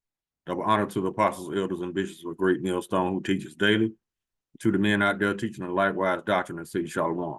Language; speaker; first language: English; native; English